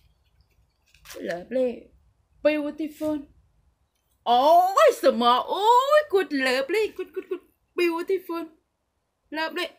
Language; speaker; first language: English; non-native, learner; Thai